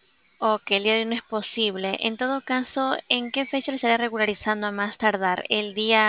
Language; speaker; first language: Spanish; native; Spanish